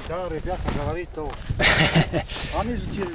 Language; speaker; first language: Russian; non-native, local second language; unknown